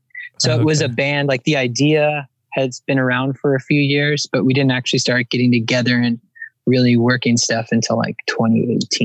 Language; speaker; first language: English; native; English